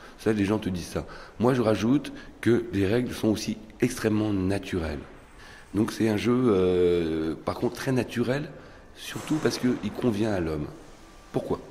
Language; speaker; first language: French; native; French